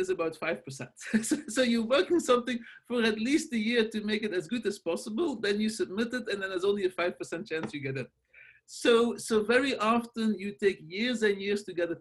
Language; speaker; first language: English; non-native, fluent; Dutch